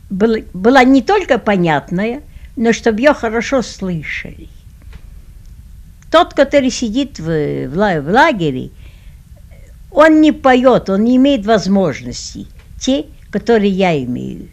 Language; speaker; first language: Russian; early bilingual, heritage; Russian